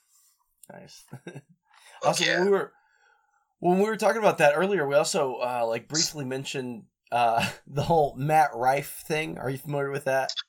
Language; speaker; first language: English; native; English